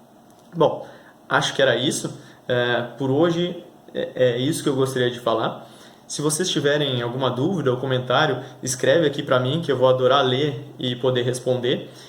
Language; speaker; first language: Portuguese; native; Portuguese